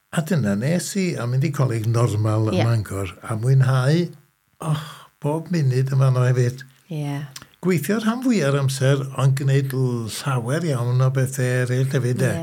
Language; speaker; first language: Welsh; native; Welsh